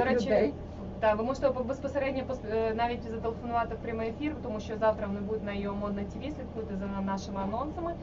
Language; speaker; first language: Ukrainian; native; Ukrainian